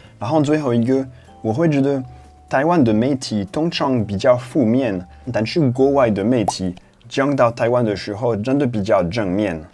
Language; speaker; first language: Chinese; non-native, fluent; French